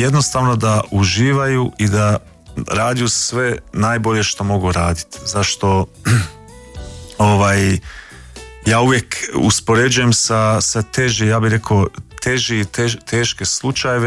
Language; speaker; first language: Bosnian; early bilingual, heritage; Croatian